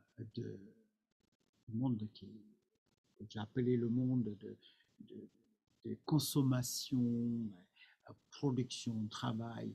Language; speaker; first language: French; non-native, fluent; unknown